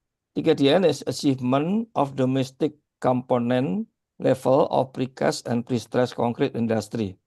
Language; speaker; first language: English; non-native, learner; Indonesian